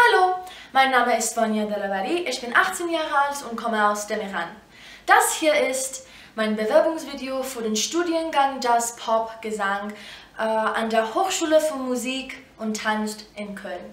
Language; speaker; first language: German; non-native, fluent; Persian